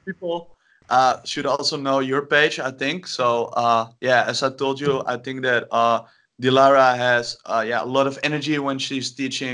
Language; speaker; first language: English; non-native, fluent; Dutch